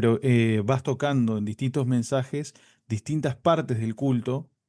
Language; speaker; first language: Spanish; native; Spanish